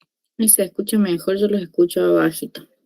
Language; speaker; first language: Spanish; native; Spanish